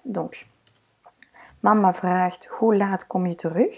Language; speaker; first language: Dutch; non-native, local second language; French